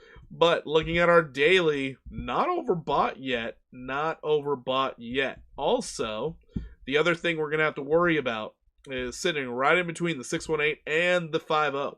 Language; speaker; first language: English; native; English